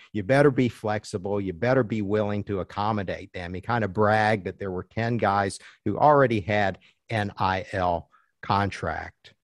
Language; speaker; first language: English; early bilingual, other home language; Chinese